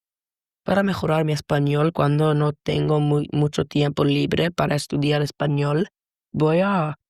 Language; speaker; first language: Spanish; non-native, learner; English